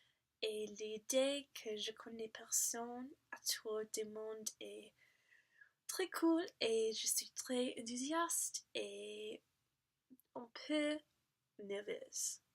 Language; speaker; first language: French; non-native, learner; English